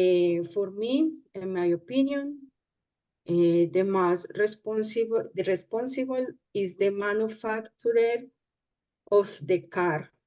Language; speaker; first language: English; non-native, learner; Spanish